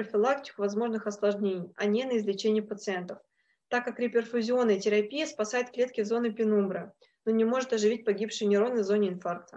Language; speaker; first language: Russian; native; Russian